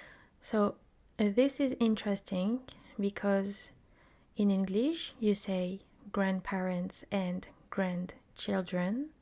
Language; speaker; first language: English; non-native, fluent; French